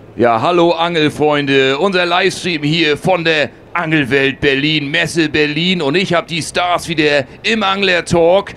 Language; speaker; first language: German; native; German